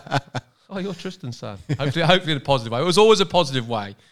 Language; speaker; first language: English; native; English